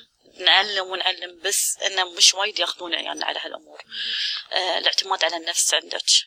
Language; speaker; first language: Arabic; native; Arabic